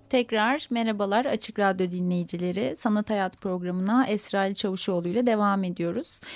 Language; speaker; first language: Turkish; native; Turkish